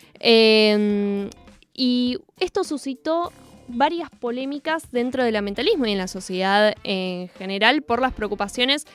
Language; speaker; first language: Spanish; native; Spanish